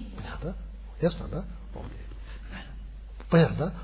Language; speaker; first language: Russian; non-native, learner; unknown